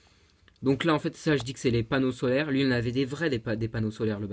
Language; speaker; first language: French; native; French